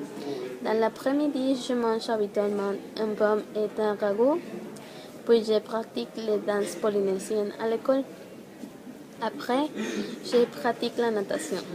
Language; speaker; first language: French; non-native, learner; Spanish